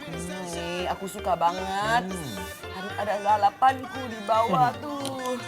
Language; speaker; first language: Indonesian; non-native, fluent; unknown